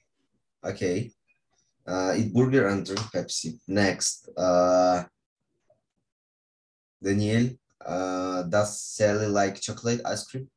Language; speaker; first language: English; non-native, fluent; Russian